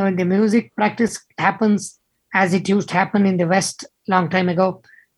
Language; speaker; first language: English; non-native, local second language; Kannada